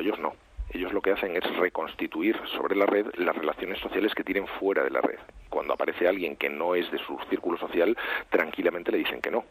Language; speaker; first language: Spanish; native; Spanish